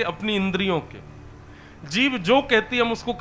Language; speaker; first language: Hindi; native; Hindi